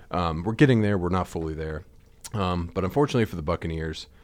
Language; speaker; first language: English; native; English